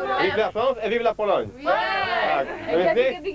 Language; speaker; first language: French; non-native, learner; Polish